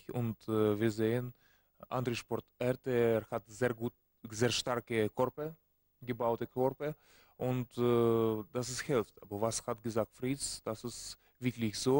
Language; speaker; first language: German; non-native, learner; Russian